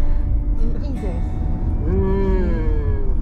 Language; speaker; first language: Japanese; non-native, learner; Chinese